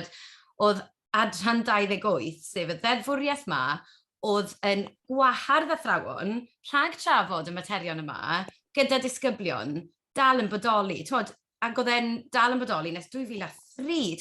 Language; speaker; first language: Welsh; native; Welsh